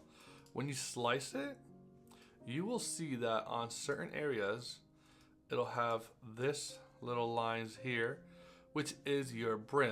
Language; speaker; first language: English; native; English